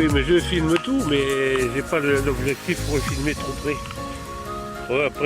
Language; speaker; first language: French; native; French